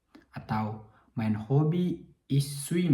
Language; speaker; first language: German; non-native, learner; Indonesian